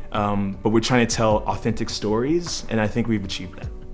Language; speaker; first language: English; native; English